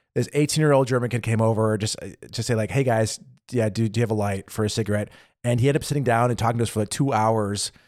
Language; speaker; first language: English; native; English